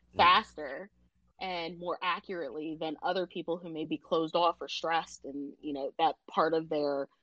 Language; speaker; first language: English; early bilingual, other home language; Indonesian